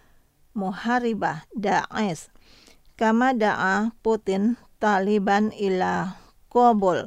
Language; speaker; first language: Arabic; non-native, fluent; Indonesian